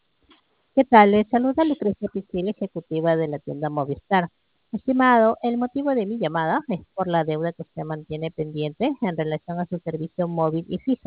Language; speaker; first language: Spanish; native; Spanish